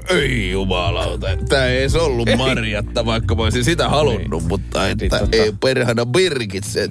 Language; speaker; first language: Finnish; native; Finnish